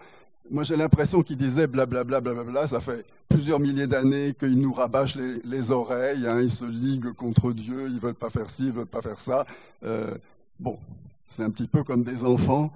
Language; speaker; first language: French; native; French